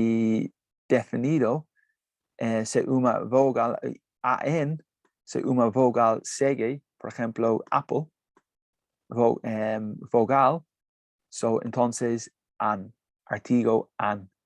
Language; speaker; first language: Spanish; non-native, fluent; English